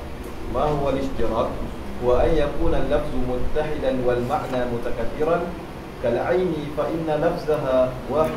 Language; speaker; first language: Arabic; non-native, learner; Malay